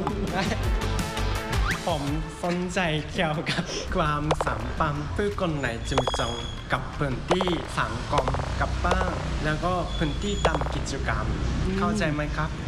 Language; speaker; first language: Thai; non-native, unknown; Japanese